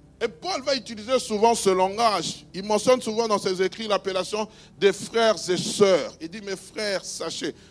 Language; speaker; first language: French; non-native, local second language; Luba-Lulua